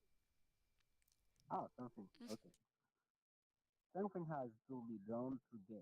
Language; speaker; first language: English; non-native, learner; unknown